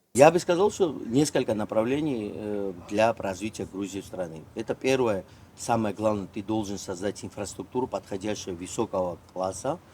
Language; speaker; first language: Russian; non-native, fluent; Georgian